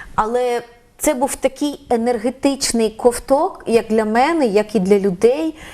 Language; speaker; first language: Ukrainian; native; Ukrainian